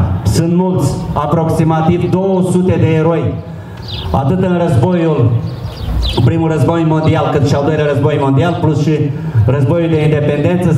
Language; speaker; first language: Romanian; native; Romanian